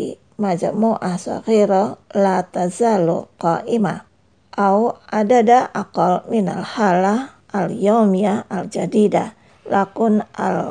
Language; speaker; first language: Arabic; non-native, fluent; Indonesian